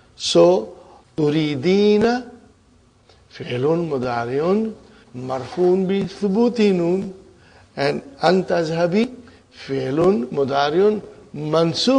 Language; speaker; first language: Arabic; non-native, fluent; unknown